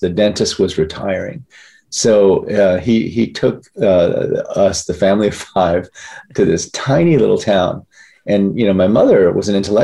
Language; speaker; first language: English; early bilingual, other home language; Korean